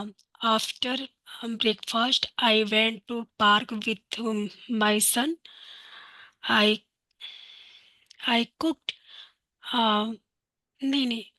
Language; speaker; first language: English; non-native, learner; Hindi